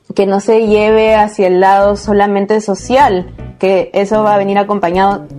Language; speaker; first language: Spanish; native; Spanish